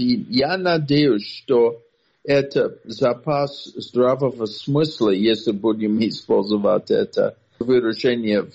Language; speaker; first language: Russian; non-native, fluent; English